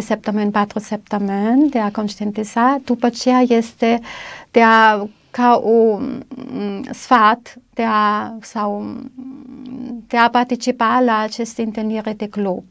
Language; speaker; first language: Romanian; non-native, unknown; German